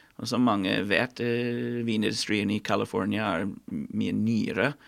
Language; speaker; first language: Norwegian; non-native, fluent; English